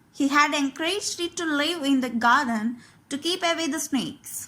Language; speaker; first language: English; non-native, local second language; Malayalam